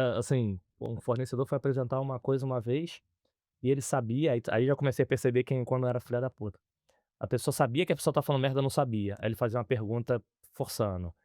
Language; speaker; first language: Portuguese; native; Portuguese